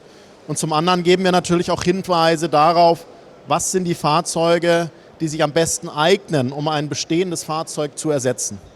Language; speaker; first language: German; native; German